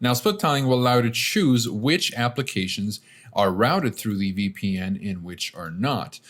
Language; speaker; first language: English; native; English